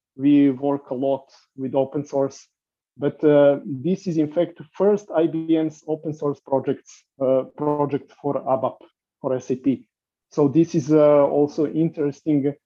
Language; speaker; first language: English; non-native, fluent; Serbian